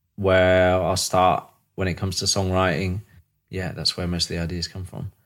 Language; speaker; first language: English; native; English